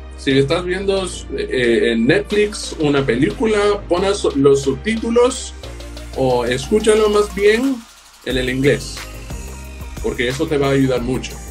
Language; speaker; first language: Spanish; non-native, fluent; English